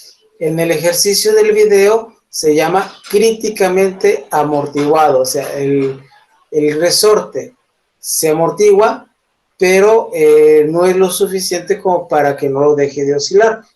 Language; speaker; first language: Spanish; native; Spanish